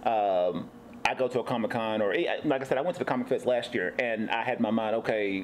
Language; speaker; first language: English; native; English